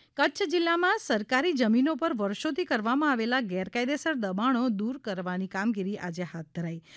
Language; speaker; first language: Gujarati; native; Gujarati